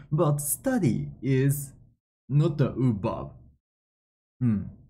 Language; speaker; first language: English; non-native, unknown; Japanese